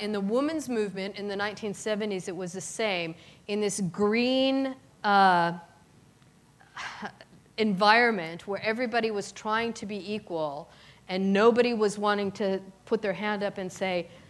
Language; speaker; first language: English; native; English